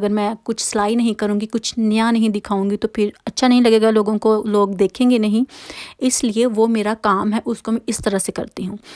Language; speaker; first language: Urdu; non-native, local second language; Punjabi